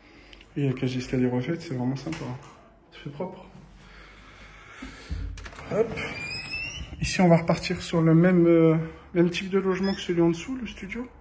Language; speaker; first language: French; native; French